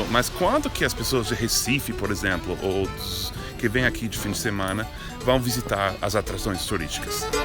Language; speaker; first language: Portuguese; non-native, fluent; English